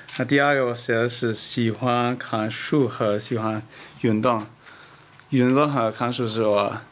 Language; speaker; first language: Chinese; non-native, learner; English